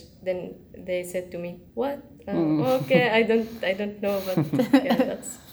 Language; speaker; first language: English; non-native, learner; Arabic